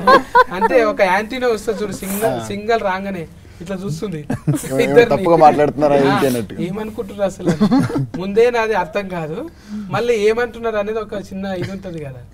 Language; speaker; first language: Telugu; native; Telugu